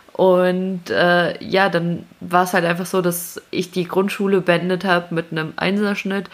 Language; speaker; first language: German; early bilingual, other home language; Russian